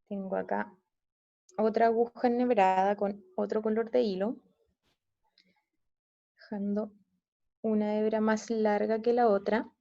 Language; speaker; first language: Spanish; native; Spanish